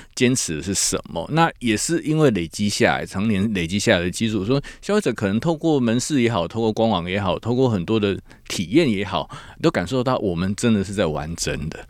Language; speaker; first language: Chinese; native; Chinese